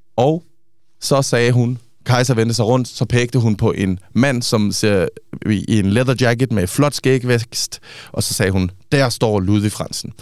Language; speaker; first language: Danish; native; Danish